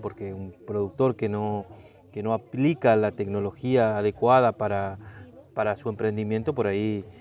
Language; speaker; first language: Spanish; native; Spanish